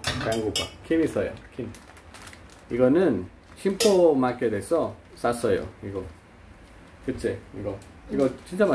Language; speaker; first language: Korean; non-native, learner; Spanish